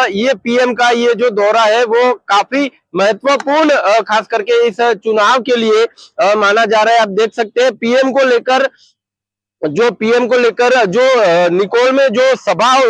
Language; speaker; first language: Hindi; non-native, local second language; Gujarati